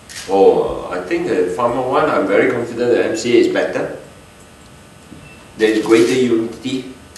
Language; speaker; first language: English; non-native, local second language; Min Nan Chinese